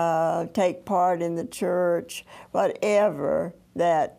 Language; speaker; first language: English; native; English